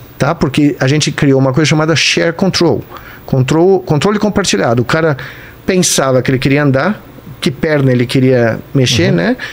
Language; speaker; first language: Portuguese; native; Portuguese